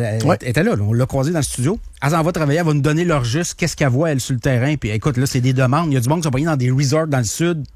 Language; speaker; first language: French; native; French